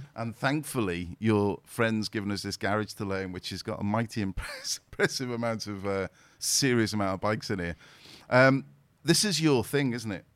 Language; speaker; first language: English; native; English